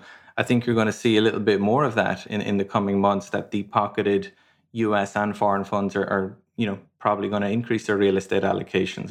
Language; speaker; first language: English; native; English